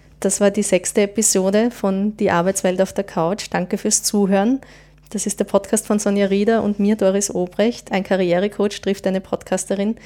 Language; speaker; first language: German; native; German